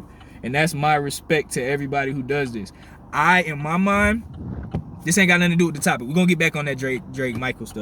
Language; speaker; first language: English; native; English